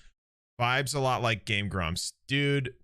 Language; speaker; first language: English; native; English